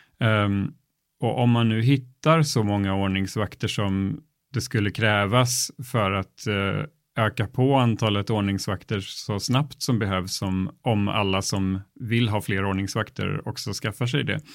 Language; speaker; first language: Swedish; native; Swedish